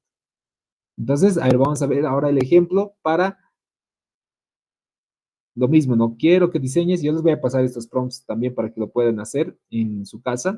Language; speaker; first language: Spanish; native; Spanish